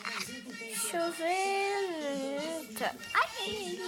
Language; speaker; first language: Portuguese; native; Portuguese